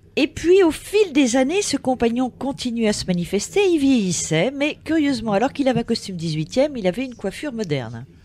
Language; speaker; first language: French; native; French